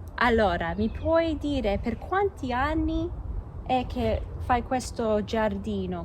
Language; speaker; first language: Italian; early bilingual, heritage; Italian